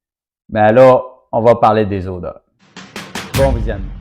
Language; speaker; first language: French; native; French